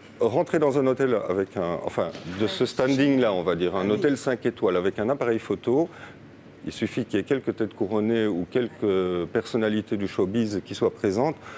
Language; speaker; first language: French; native; French